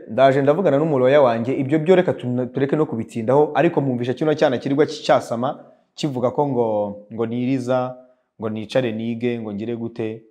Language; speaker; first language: Kinyarwanda; early bilingual, heritage; Kinyarwanda